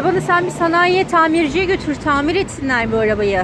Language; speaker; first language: Turkish; native; Turkish